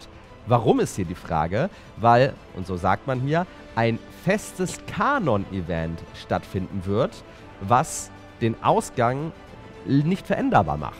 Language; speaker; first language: German; native; German